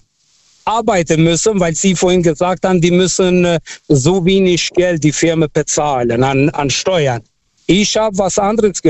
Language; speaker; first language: German; non-native, fluent; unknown